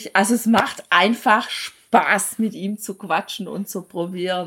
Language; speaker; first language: German; native; German